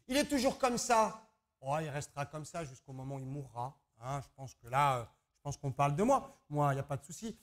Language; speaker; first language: French; native; French